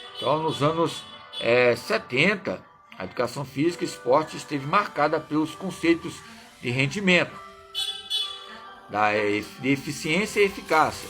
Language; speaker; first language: Portuguese; native; Portuguese